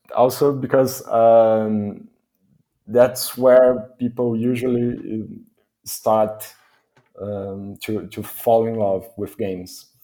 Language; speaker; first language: English; non-native, fluent; Portuguese